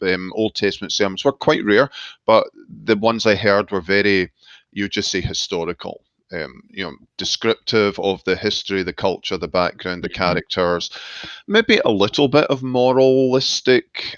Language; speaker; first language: English; native; English